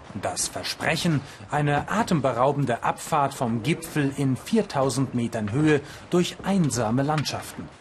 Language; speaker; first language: German; native; German